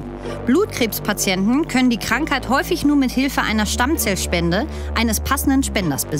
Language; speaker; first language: German; native; German